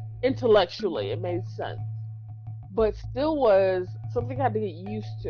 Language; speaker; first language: English; native; English